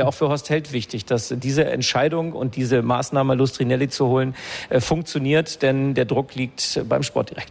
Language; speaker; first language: German; native; German